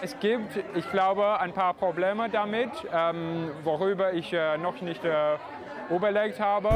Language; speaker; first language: German; non-native, learner; English